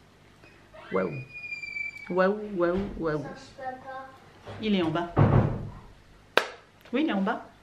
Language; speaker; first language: French; native; French